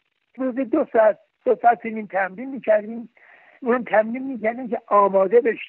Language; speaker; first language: Persian; native; Persian